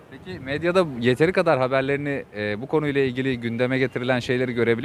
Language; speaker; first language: Turkish; native; Turkish